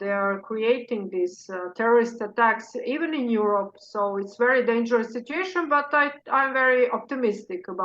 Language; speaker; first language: English; non-native, fluent; Serbian